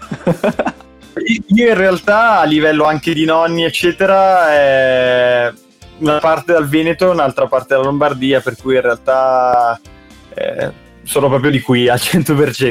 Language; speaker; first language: Italian; native; Italian